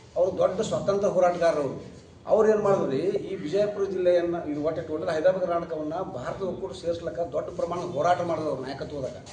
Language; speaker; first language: Kannada; native; Kannada